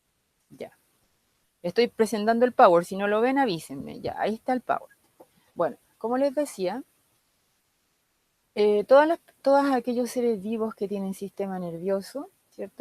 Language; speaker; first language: Spanish; native; Spanish